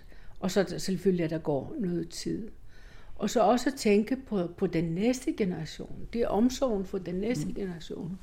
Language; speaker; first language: Danish; non-native, fluent; Greek